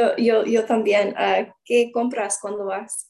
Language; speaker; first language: Spanish; non-native, learner; English